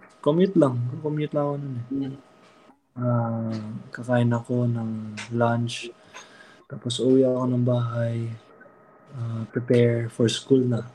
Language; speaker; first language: Filipino; early bilingual, heritage; Filipino